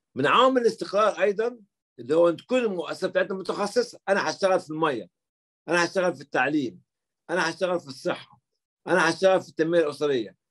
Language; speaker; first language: Arabic; native; Arabic